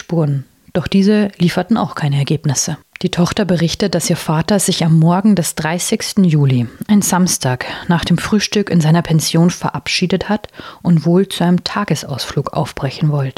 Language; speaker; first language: German; native; German